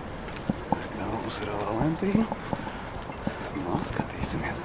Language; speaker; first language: Latvian; native; Latvian